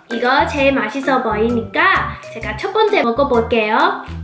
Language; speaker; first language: Korean; non-native, fluent; Chinese